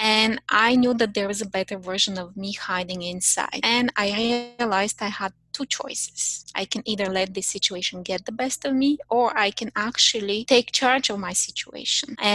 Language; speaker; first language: English; non-native, fluent; Bulgarian